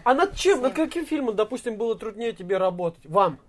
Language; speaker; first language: Russian; native; Russian